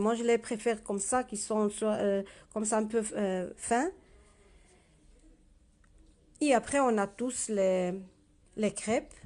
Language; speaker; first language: French; non-native, learner; Spanish